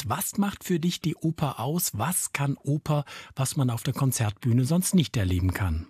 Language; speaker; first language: German; native; German